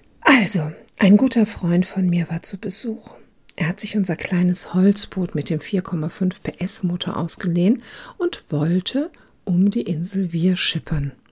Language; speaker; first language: German; early bilingual, other home language; Croatian